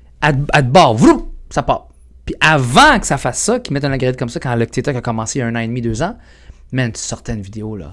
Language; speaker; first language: French; early bilingual, other home language; Arabic